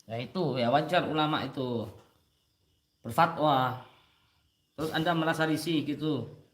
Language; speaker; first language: Indonesian; native; Indonesian